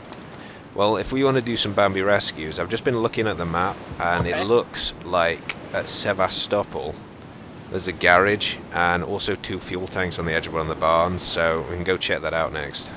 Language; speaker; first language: English; native; English